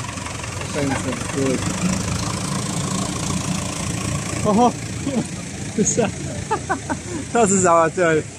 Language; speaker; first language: German; non-native, learner; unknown